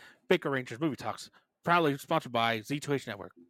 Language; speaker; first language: English; native; English